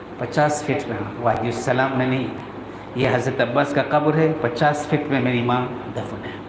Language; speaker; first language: Urdu; non-native, local second language; Kashmiri